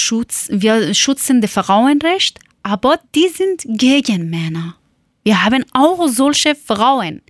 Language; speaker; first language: German; non-native, learner; Persian